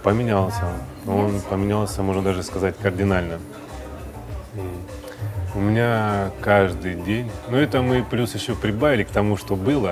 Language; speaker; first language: Russian; native; Russian